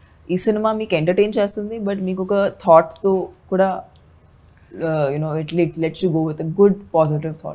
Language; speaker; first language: Telugu; non-native, fluent; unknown